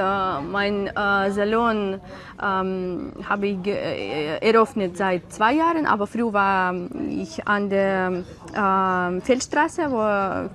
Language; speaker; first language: German; non-native, learner; Ukrainian